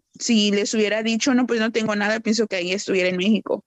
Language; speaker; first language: Spanish; early bilingual, heritage; Spanish